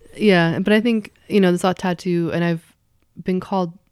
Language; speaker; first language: English; native; English